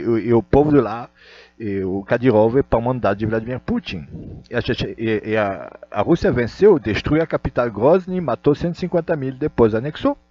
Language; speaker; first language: Portuguese; non-native, fluent; Russian